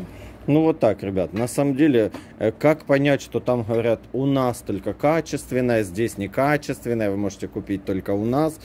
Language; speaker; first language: Russian; native; Russian